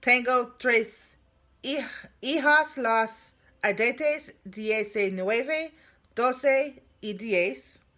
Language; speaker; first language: Spanish; non-native, learner; English